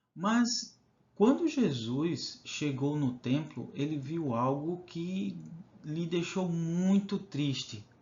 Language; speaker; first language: Portuguese; native; Portuguese